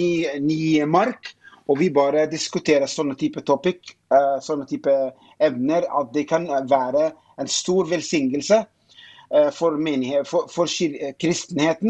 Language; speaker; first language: Norwegian; non-native, fluent; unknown